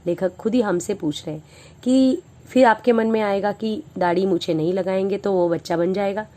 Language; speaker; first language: Hindi; non-native, local second language; Marathi